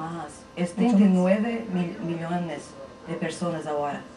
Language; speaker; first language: Spanish; non-native, learner; Portuguese